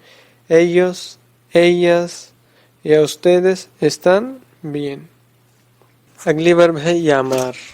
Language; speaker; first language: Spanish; non-native, fluent; Urdu